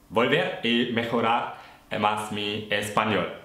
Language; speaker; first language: English; non-native, fluent; German